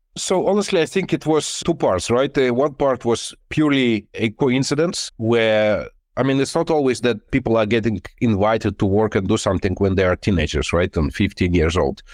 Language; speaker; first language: English; non-native, fluent; Lithuanian